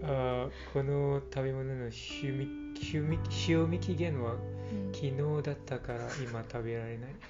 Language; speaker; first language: Japanese; non-native, learner; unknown